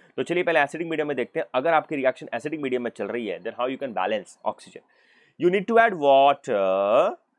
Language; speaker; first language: Hindi; native; Hindi